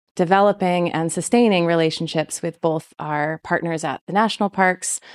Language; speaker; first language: English; native; English